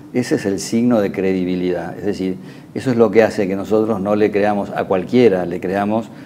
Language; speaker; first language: Spanish; native; Spanish